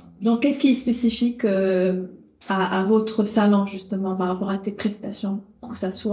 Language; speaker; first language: French; native; French